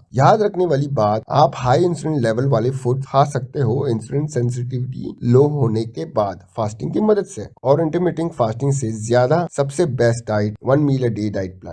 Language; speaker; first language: Hindi; native; Hindi